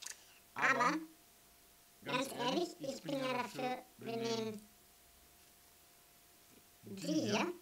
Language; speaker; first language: German; native; German